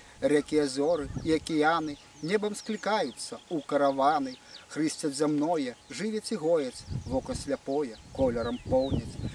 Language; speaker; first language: Belarusian; native; Belarusian